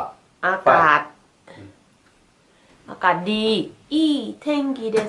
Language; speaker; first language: Japanese; non-native, learner; Thai